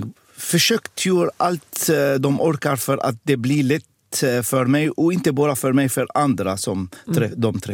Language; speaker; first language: Swedish; non-native, fluent; Arabic